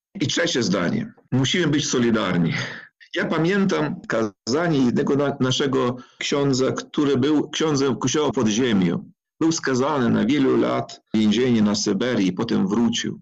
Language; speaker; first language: Polish; non-native, fluent; Ukrainian